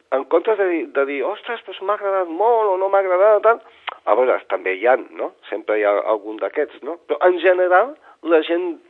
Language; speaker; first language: Catalan; non-native, local second language; Spanish